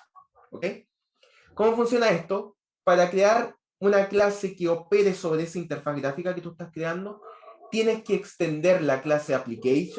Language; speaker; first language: Spanish; native; Spanish